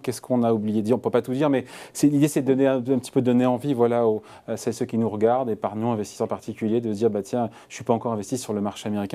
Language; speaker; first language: French; native; French